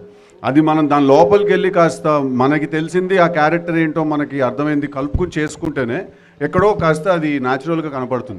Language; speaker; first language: Telugu; native; Telugu